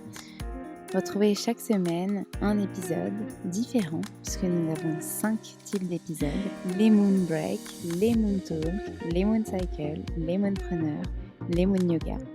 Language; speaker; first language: French; native; French